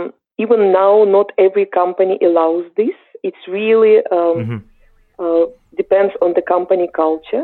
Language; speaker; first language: English; non-native, fluent; Ukrainian